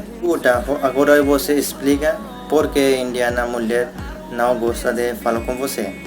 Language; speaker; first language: Portuguese; non-native, learner; Hindi